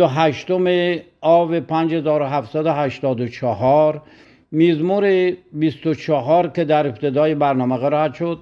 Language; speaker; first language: Persian; native; Persian